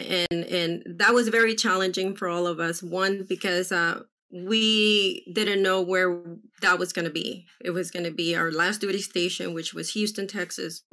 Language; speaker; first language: English; early bilingual, other home language; Spanish